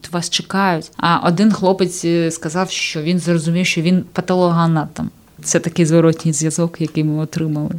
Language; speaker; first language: Ukrainian; native; Ukrainian